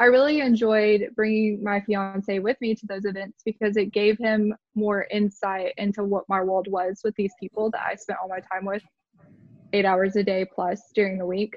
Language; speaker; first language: English; native; English